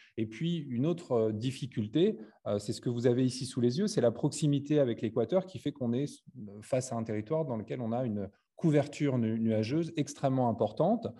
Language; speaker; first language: French; native; French